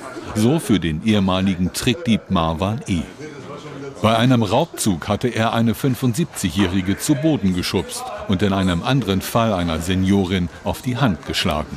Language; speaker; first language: German; native; German